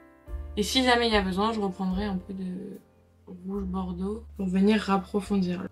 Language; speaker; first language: French; native; French